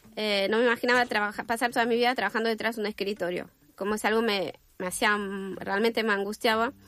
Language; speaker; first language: Spanish; non-native, fluent; French